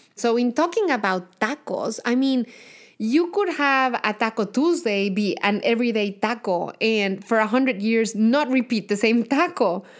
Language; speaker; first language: English; non-native, fluent; Spanish